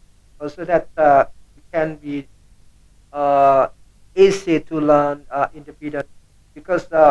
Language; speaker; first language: English; non-native, learner; Indonesian